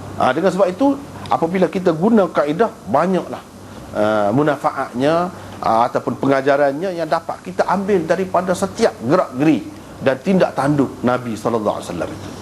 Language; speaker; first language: Malay; native; Malay